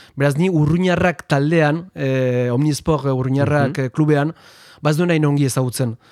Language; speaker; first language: Basque; non-native, local second language; Spanish